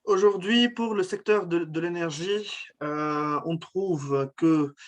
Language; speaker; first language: French; non-native, local second language; Arabic